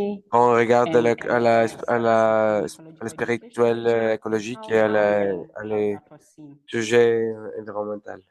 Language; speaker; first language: French; non-native, learner; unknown